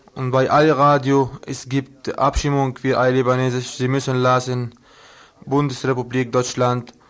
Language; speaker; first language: German; non-native, learner; Arabic